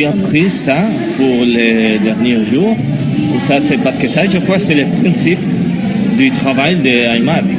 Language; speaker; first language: French; non-native, learner; Spanish